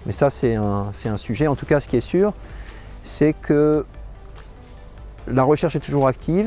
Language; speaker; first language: French; native; French